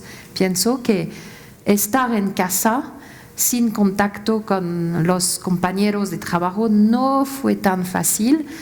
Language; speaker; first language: Spanish; non-native, fluent; French